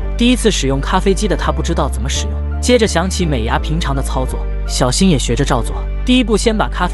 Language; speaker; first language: Chinese; native; Chinese